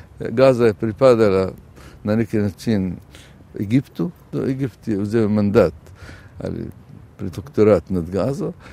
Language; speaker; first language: Slovenian; non-native, fluent; Arabic